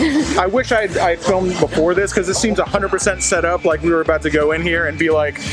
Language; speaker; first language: English; native; English